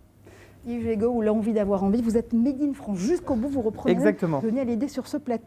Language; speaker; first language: French; native; French